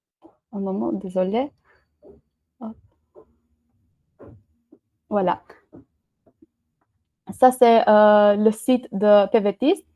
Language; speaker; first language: French; non-native, learner; Albanian